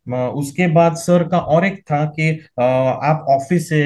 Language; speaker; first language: Hindi; non-native, local second language; Marathi